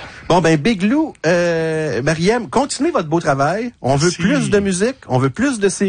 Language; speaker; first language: French; native; French